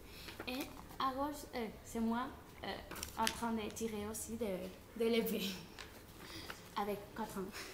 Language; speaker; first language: French; non-native, fluent; Spanish